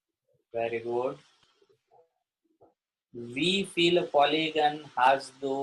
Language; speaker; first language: German; non-native, learner; Gujarati